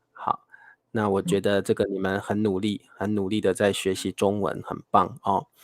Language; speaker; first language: Chinese; native; Chinese